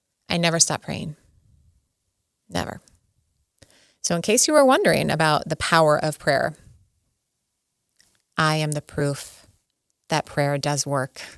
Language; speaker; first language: English; native; English